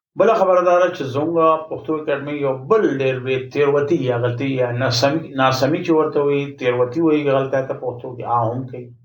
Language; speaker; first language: Pashto; native; Pashto